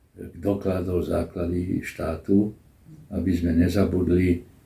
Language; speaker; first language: Slovak; non-native, local second language; Hungarian